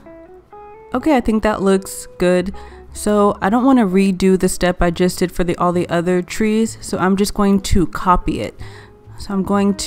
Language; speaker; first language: English; native; English